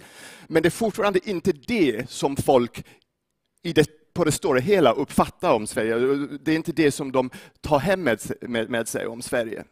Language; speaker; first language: Swedish; non-native, fluent; English